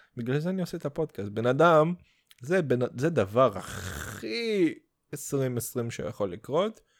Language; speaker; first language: Hebrew; non-native, fluent; Russian